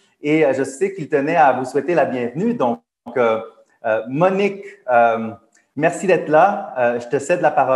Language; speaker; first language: French; native; French